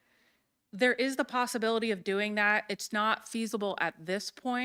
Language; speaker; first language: English; native; English